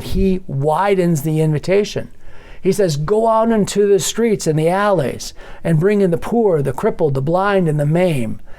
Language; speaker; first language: English; native; English